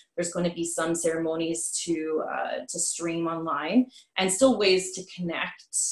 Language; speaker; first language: English; native; English